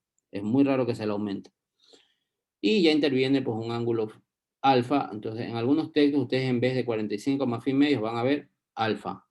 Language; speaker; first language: Spanish; native; Spanish